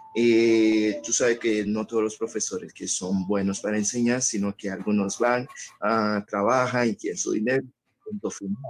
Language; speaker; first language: Spanish; early bilingual, other home language; Haitian Creole